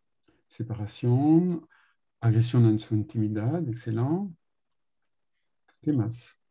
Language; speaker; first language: Spanish; non-native, learner; French